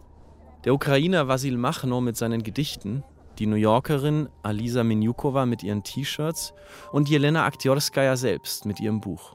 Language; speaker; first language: German; native; German